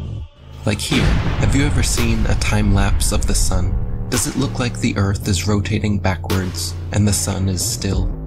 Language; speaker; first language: English; native; English